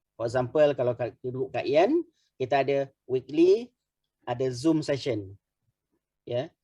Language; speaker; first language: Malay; native; Malay